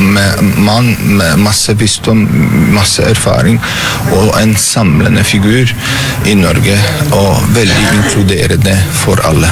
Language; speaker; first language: Norwegian; non-native, fluent; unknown